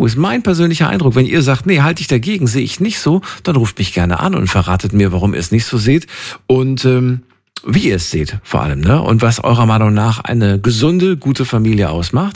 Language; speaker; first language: German; native; German